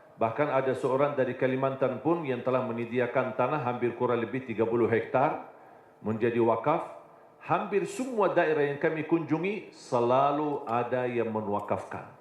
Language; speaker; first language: Indonesian; non-native, fluent; Arabic